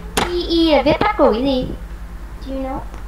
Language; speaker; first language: Vietnamese; native; Vietnamese